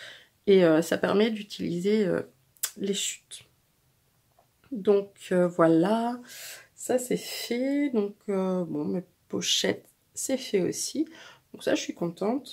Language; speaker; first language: French; native; French